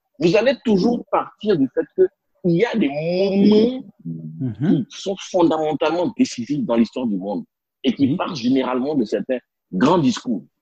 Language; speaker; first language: French; non-native, local second language; Spanish